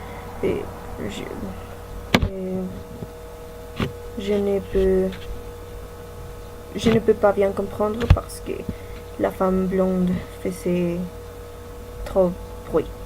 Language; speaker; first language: French; non-native, learner; Spanish